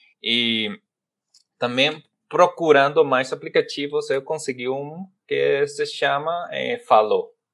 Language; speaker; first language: Portuguese; non-native, fluent; Spanish